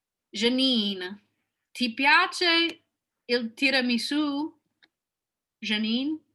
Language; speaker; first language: Italian; non-native, fluent; English